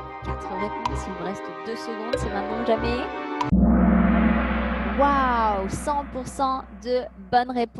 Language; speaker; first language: French; native; French